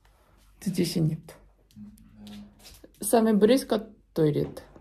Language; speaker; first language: Russian; non-native, learner; Japanese